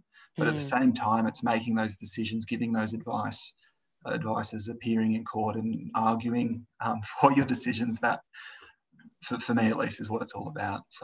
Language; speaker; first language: English; native; English